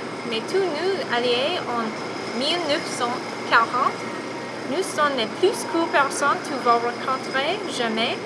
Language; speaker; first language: French; non-native, learner; English